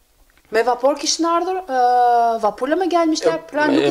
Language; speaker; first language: Albanian; native; Albanian